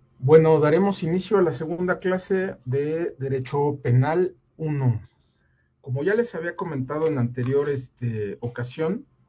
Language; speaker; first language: Spanish; native; Spanish